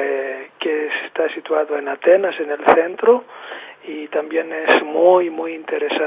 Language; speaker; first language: Spanish; non-native, fluent; Greek